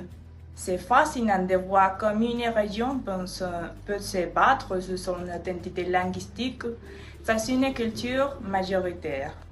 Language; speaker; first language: French; non-native, learner; Spanish